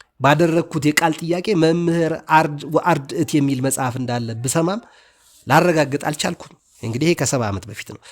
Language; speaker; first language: Amharic; native; Amharic